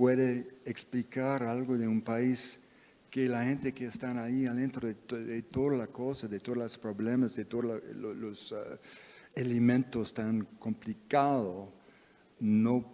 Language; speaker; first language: Spanish; non-native, fluent; English